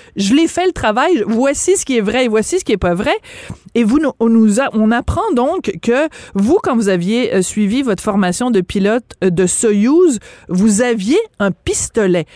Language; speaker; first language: French; native; French